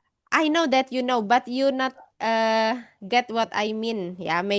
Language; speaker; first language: English; non-native, fluent; Indonesian